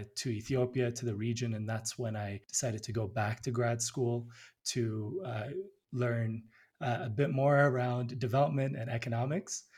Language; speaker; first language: English; early bilingual, other home language; Amharic